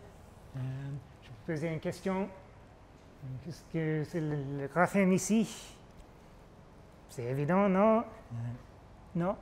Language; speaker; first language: French; non-native, fluent; English